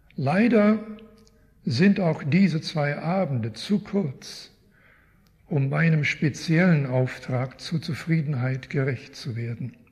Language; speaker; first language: German; early bilingual, heritage; German